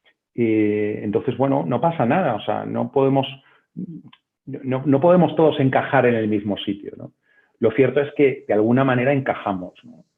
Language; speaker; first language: Spanish; native; Spanish